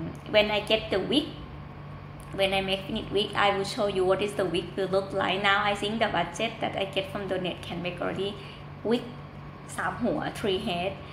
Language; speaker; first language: English; non-native, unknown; Thai